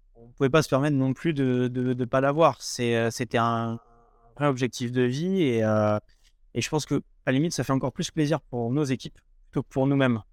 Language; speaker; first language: French; native; French